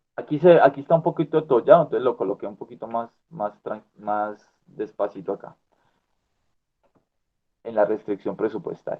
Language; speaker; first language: Spanish; native; Spanish